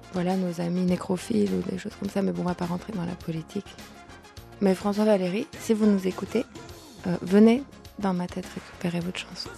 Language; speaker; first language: French; early bilingual, other home language; Lithuanian